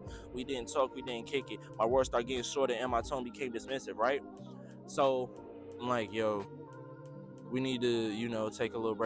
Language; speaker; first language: English; native; English